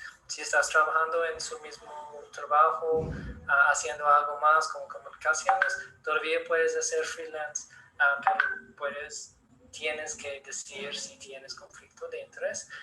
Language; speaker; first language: Spanish; non-native, learner; English